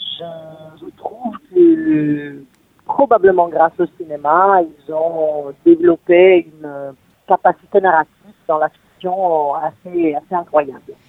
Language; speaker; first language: French; non-native, fluent; Italian